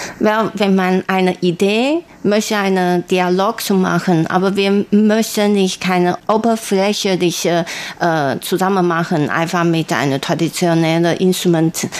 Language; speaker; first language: German; non-native, learner; Chinese